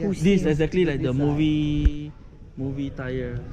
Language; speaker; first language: English; non-native, learner; Cantonese